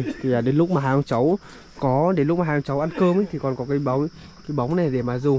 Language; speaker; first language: Vietnamese; native; Vietnamese